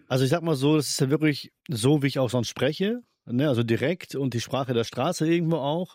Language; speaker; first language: German; early bilingual, other home language; Albanian